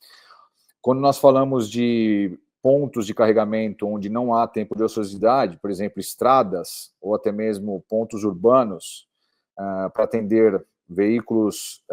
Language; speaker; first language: Portuguese; native; Portuguese